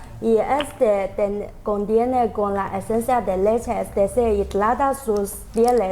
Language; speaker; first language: Spanish; non-native, learner; Chinese